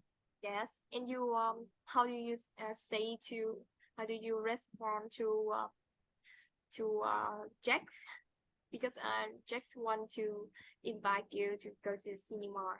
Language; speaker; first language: English; non-native, fluent; Vietnamese